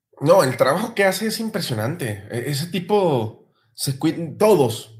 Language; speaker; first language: Spanish; native; Spanish